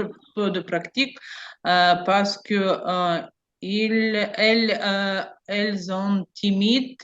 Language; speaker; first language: French; non-native, learner; Ukrainian